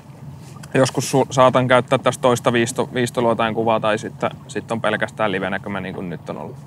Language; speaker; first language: Finnish; native; Finnish